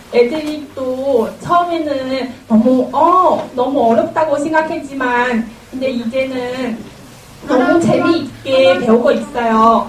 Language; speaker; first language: Korean; non-native, learner; Chinese